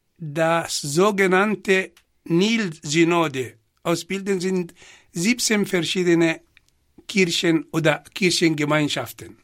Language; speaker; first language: German; non-native, fluent; Arabic